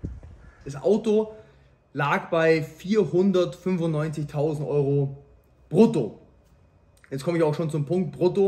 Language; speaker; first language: German; native; German